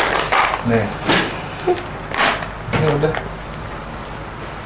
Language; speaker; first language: Indonesian; native; Indonesian